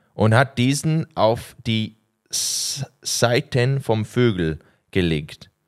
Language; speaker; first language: German; non-native, learner; English